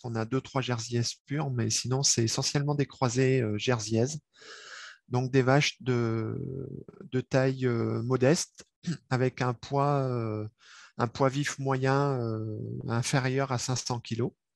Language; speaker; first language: French; native; French